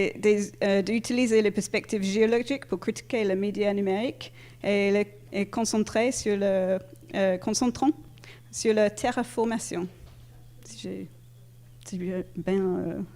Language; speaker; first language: French; non-native, fluent; English